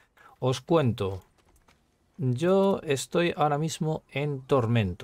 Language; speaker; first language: Spanish; native; Spanish